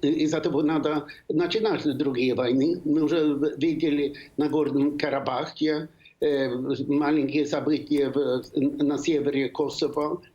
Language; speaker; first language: Russian; non-native, fluent; Swedish